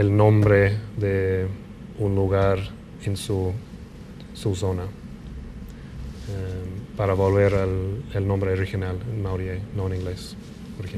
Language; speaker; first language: Spanish; non-native, fluent; English